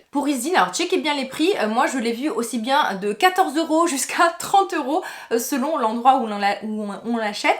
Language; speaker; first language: French; native; French